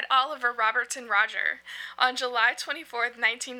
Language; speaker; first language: English; native; English